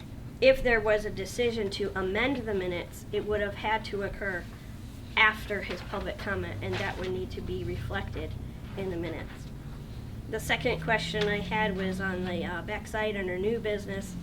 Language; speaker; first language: English; native; English